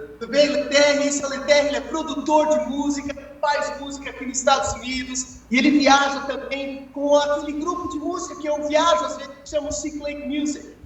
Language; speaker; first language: Portuguese; native; Portuguese